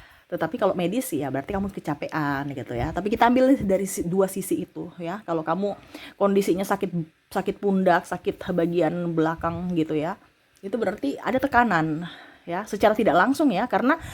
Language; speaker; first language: Indonesian; native; Indonesian